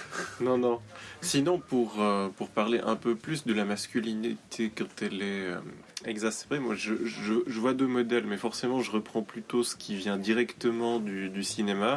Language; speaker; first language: French; native; French